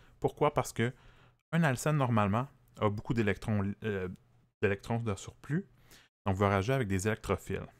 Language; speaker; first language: French; native; French